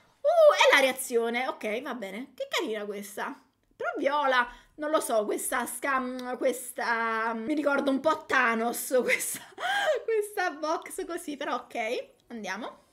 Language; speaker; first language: Italian; native; Italian